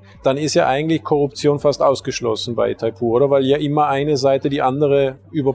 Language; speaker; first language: German; native; German